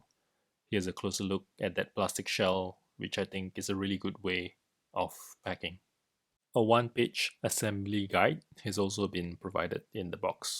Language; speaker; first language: English; native; English